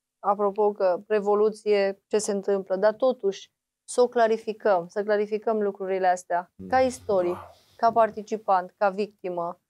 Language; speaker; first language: Romanian; native; Romanian